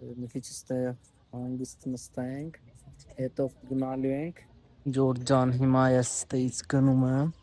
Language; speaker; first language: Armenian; non-native, learner; Hindi